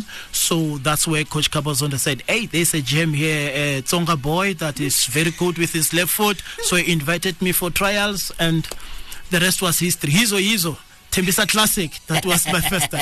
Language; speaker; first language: English; non-native, local second language; Tsonga